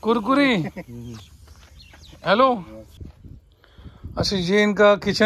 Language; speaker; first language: Hindi; native; Hindi